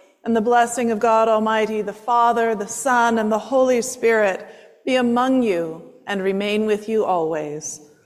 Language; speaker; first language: English; native; English